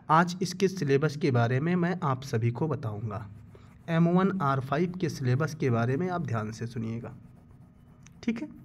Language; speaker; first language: Hindi; native; Hindi